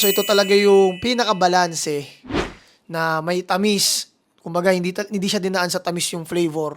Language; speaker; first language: Filipino; native; Filipino